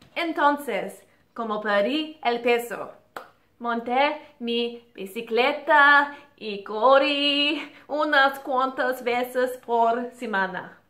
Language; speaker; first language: Spanish; non-native, learner; English